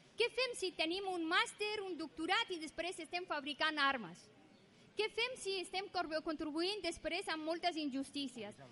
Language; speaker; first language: Catalan; non-native, fluent; Persian